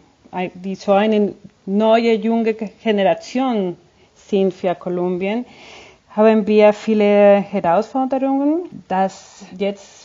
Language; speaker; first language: German; non-native, fluent; Spanish